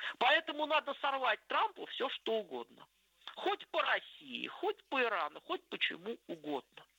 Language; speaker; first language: Russian; native; Russian